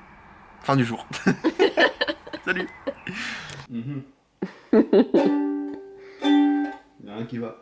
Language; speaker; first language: French; native; French